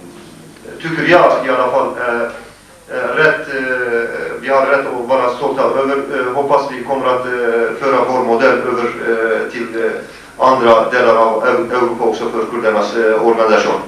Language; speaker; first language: Swedish; non-native, fluent; Kurdish